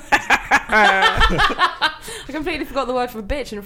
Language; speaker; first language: English; native; English